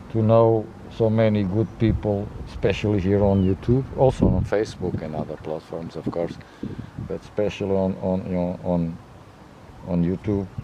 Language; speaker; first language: English; non-native, fluent; Portuguese